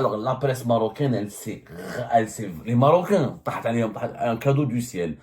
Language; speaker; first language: French; non-native, local second language; Arabic